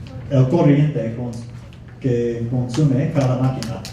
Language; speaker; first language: Spanish; non-native, fluent; English